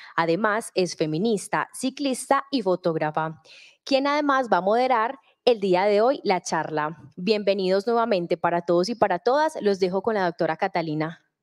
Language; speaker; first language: Spanish; native; Spanish